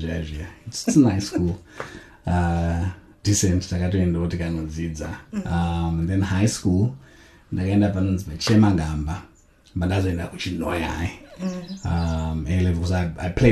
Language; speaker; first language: English; non-native, local second language; Shona